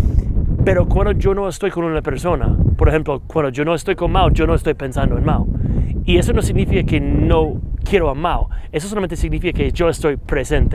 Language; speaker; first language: Spanish; non-native, fluent; English